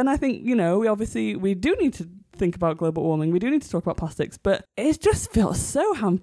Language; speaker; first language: English; native; English